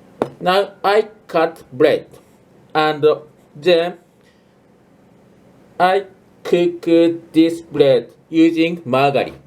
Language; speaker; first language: English; non-native, learner; Japanese